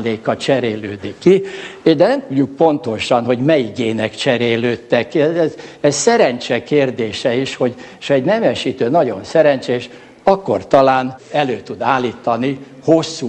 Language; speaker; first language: Hungarian; native; Hungarian